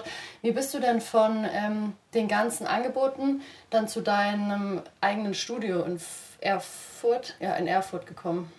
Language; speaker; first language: German; native; German